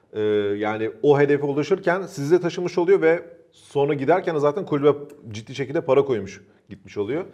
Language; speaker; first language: Turkish; native; Turkish